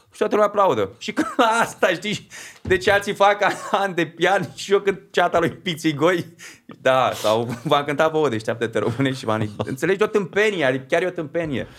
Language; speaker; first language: Romanian; native; Romanian